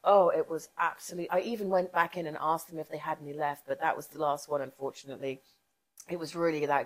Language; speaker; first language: English; native; English